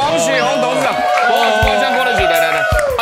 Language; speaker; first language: Chinese; native; Chinese